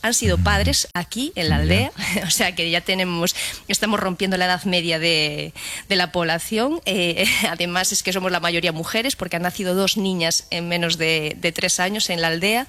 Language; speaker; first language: Spanish; native; Spanish